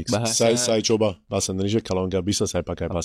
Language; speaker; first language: Indonesian; non-native, fluent; English